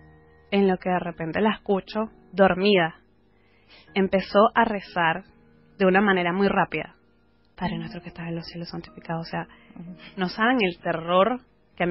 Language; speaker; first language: Spanish; native; Spanish